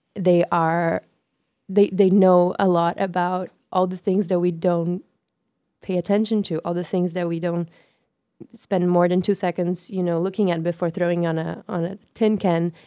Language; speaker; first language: English; non-native, fluent; Portuguese